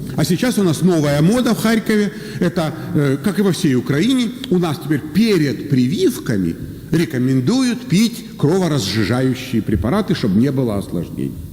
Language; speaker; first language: Russian; native; Russian